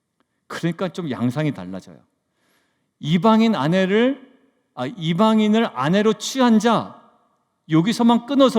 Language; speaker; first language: Korean; native; Korean